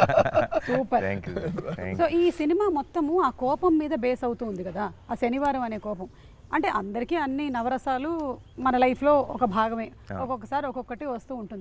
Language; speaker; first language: Telugu; native; Telugu